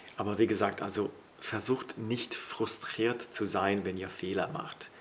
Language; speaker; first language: German; non-native, fluent; Italian